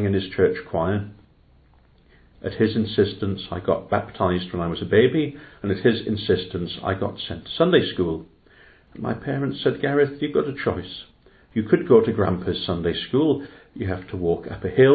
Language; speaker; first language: English; native; English